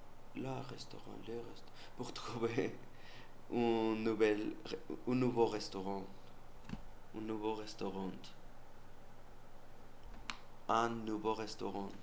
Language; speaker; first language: French; non-native, learner; Spanish